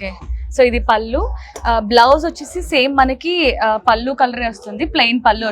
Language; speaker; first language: Telugu; native; Telugu